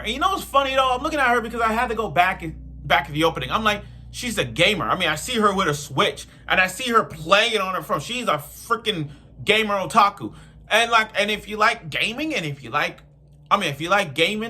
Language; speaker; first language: English; native; English